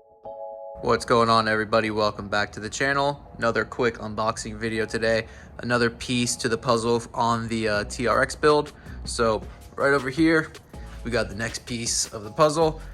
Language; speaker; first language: English; native; English